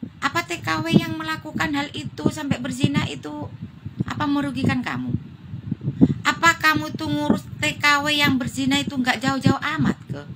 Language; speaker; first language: Indonesian; non-native, local second language; Javanese